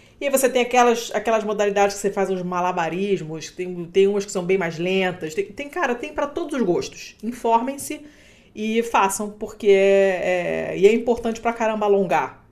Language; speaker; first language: Portuguese; native; Portuguese